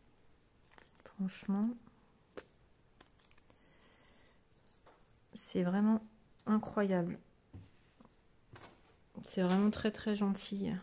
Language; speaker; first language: French; native; French